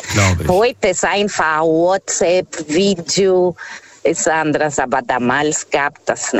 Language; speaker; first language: German; non-native, fluent; Portuguese